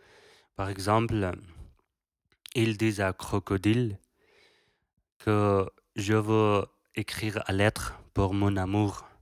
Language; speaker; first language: French; non-native, learner; Persian